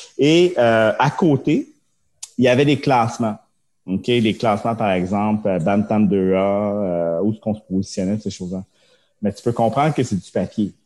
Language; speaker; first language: French; early bilingual, other home language; Japanese